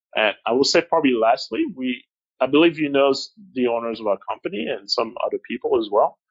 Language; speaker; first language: English; non-native, fluent; French